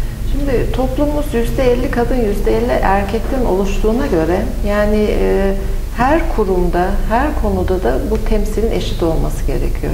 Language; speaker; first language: Turkish; native; Turkish